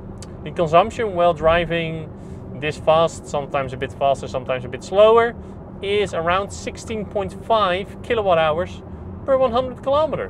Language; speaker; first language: English; non-native, fluent; Dutch